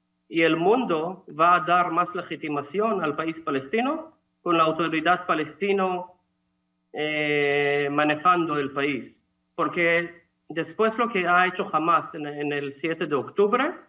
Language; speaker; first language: Spanish; non-native, fluent; Hebrew